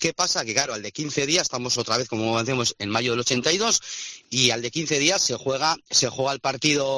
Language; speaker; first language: Spanish; native; Spanish